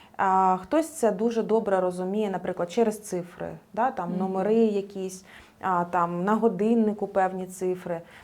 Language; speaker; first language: Ukrainian; non-native, local second language; Russian